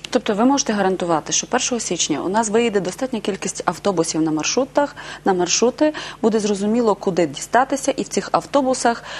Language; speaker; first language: Ukrainian; native; Ukrainian